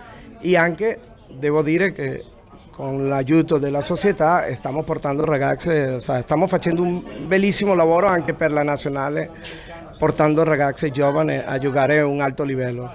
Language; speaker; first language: Italian; non-native, fluent; Spanish